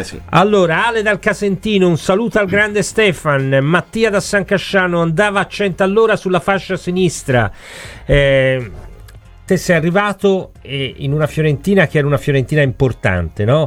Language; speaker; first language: Italian; native; Italian